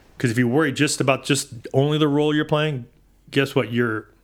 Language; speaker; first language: English; native; English